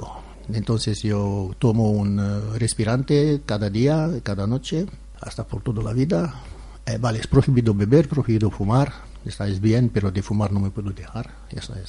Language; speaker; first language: Spanish; non-native, learner; Romanian